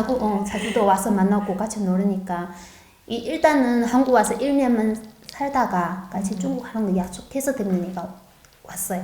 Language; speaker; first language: Korean; non-native, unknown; Chinese